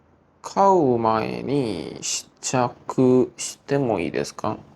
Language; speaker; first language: Japanese; non-native, learner; Korean